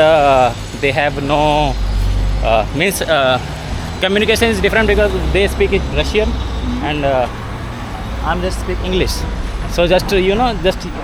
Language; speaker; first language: English; non-native, learner; Hindi